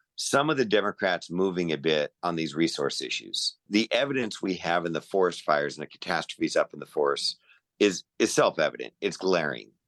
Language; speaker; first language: English; native; English